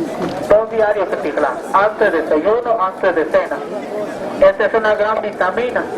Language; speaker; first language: Spanish; native; Spanish